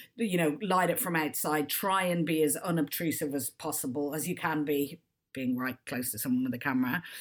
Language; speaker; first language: English; native; English